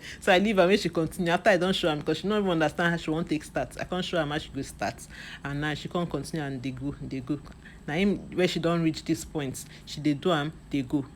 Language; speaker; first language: Nigerian Pidgin; non-native, local second language; Igbo